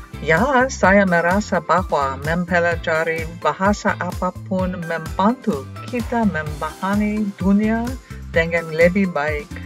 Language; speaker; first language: Indonesian; non-native, learner; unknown